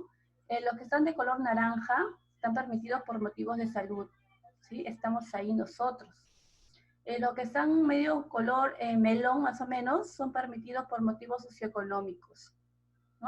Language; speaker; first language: Spanish; native; Spanish